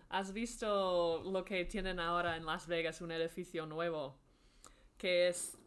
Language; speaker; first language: Spanish; non-native, fluent; English